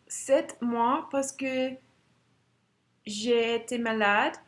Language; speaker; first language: French; non-native, learner; English